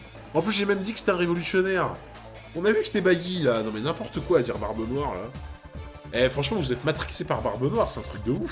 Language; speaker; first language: French; native; French